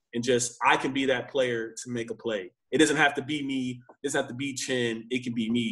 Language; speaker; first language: English; native; English